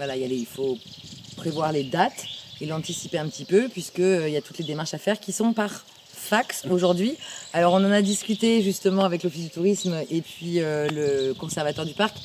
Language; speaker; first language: French; native; French